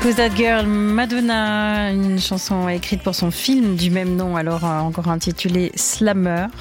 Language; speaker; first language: French; native; French